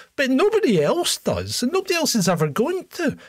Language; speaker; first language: English; native; English